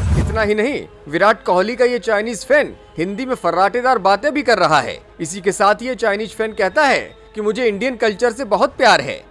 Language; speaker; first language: Hindi; native; Hindi